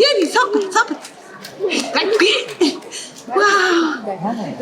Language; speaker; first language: Italian; non-native, learner; Spanish